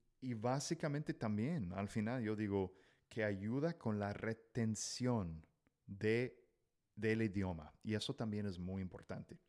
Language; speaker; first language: Spanish; non-native, fluent; English